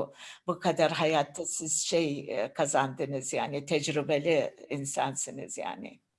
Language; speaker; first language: Turkish; non-native, learner; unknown